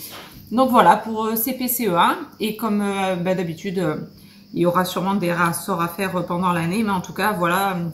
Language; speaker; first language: French; native; French